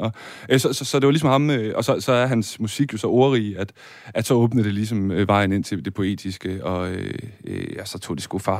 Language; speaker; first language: Danish; native; Danish